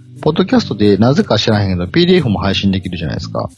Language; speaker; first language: Japanese; native; Japanese